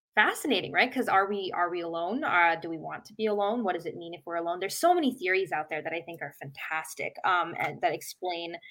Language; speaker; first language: English; native; English